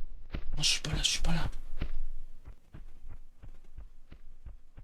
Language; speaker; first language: French; native; French